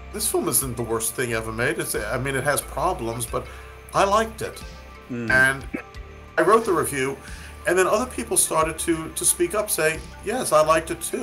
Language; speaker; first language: English; native; English